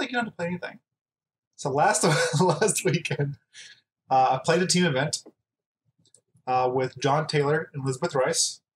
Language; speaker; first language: English; native; English